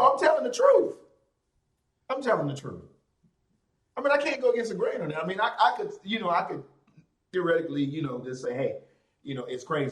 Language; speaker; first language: English; native; English